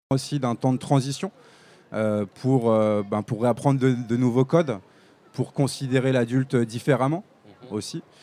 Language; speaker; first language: French; native; French